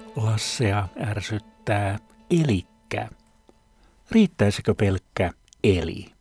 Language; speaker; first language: Finnish; native; Finnish